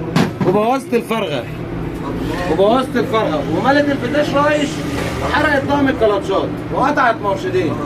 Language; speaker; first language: Arabic; native; Arabic